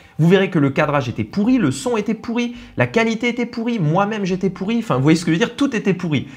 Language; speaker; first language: French; native; French